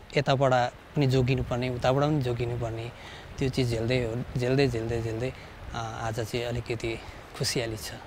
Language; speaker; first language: Nepali; native; Nepali